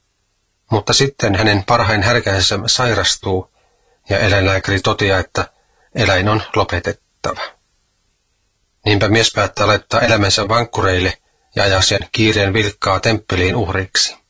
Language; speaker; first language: Finnish; native; Finnish